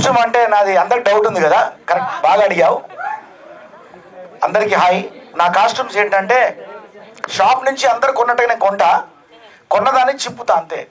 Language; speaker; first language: Telugu; native; Telugu